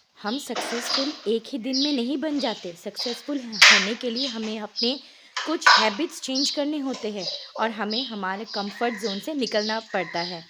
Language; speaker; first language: Hindi; non-native, local second language; Assamese